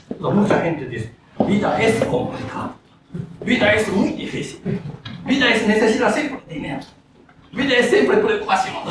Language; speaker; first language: Spanish; non-native, learner; Japanese